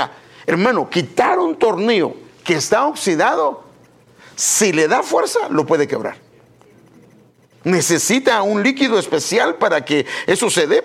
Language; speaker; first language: Spanish; native; Spanish